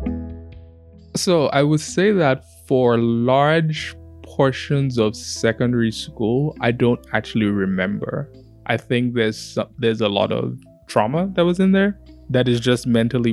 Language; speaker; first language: English; non-native, local second language; Yoruba